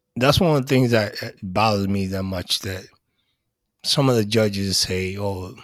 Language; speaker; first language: English; early bilingual, other home language; Spanish